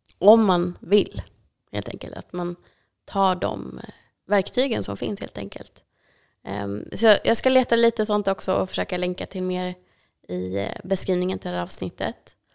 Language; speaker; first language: Swedish; native; Swedish